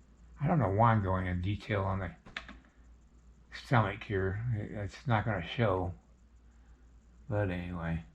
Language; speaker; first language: English; native; English